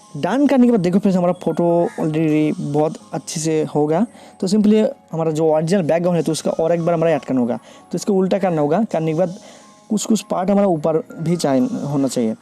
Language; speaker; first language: Hindi; non-native, local second language; Bangla